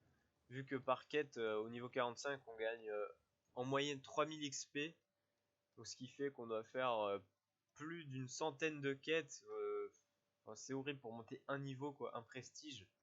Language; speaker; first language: French; native; French